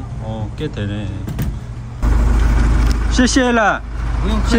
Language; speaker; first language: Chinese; non-native, learner; Korean